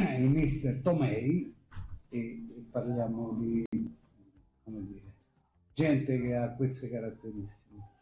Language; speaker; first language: Italian; native; Italian